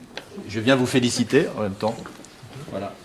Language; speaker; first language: French; native; French